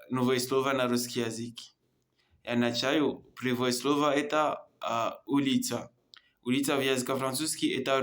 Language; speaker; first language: Russian; non-native, learner; Comorian